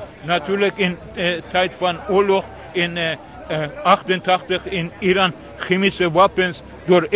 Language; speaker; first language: Dutch; non-native, learner; Persian